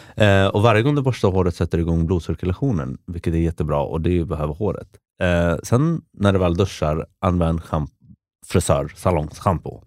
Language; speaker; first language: Swedish; early bilingual, other home language; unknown